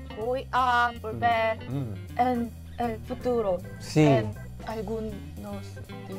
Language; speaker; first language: Spanish; non-native, learner; Korean